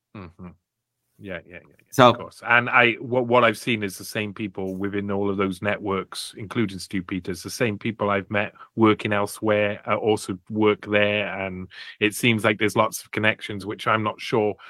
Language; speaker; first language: English; native; English